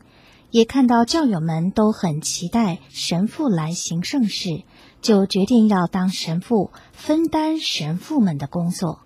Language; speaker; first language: Chinese; native; Chinese